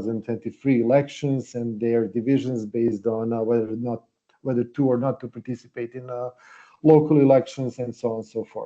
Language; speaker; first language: English; non-native, fluent; Serbian